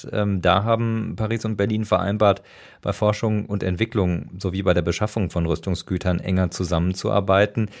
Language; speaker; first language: German; native; German